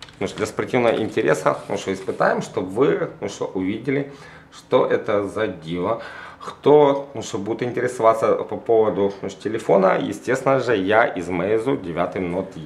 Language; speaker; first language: Russian; native; Russian